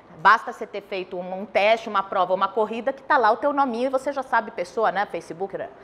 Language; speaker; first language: Portuguese; early bilingual, other home language; Spanish